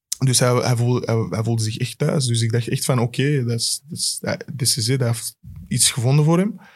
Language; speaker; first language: Dutch; native; Dutch